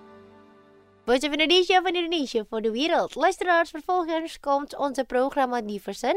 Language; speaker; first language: Dutch; non-native, fluent; Indonesian